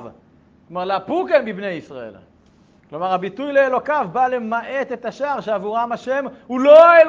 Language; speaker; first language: Hebrew; native; Hebrew